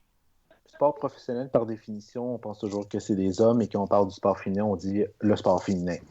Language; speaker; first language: French; native; French